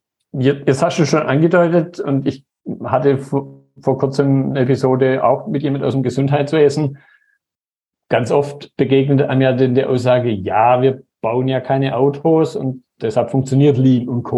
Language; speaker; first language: German; native; German